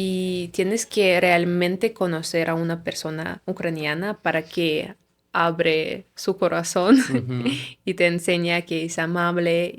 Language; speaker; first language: Spanish; non-native, fluent; Russian